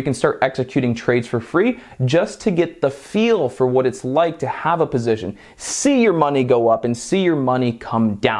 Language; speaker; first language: English; native; English